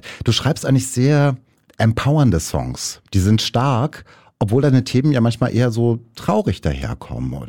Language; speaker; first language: German; native; German